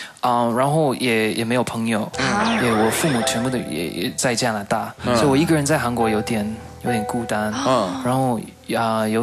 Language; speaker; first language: Chinese; early bilingual, heritage; Chinese